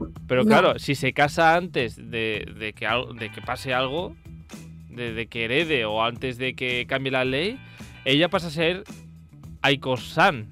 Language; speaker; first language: Spanish; native; Spanish